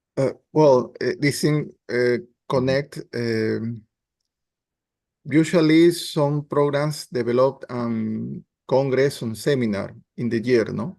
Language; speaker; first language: English; non-native, learner; Spanish